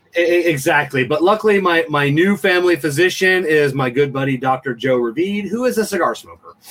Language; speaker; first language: English; native; English